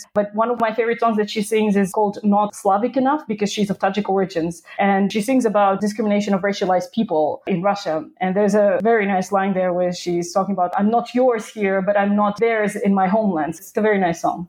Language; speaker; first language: English; non-native, fluent; Russian